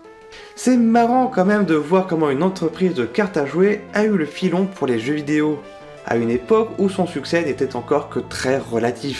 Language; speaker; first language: French; native; French